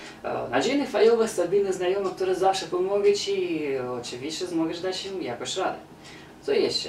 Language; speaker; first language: Polish; non-native, learner; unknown